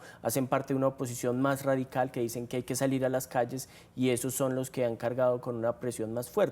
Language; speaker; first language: Spanish; native; Spanish